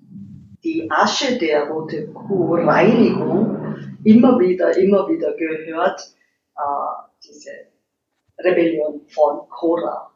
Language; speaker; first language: German; non-native, learner; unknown